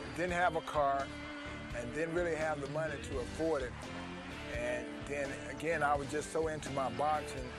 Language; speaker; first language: English; native; English